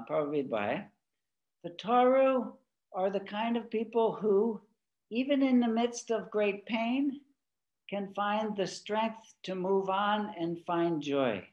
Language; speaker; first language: Nepali; non-native, fluent; English